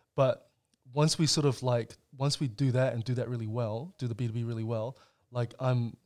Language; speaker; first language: English; native; English